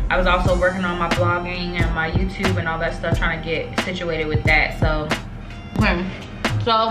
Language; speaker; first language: English; native; English